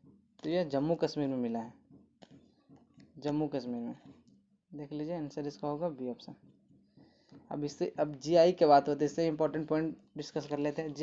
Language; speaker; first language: Hindi; native; Hindi